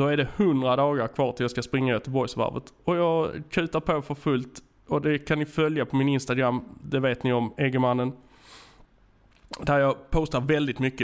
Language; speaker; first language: Swedish; native; Swedish